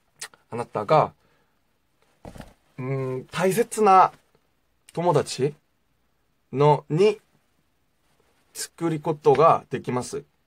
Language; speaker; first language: Japanese; non-native, learner; Korean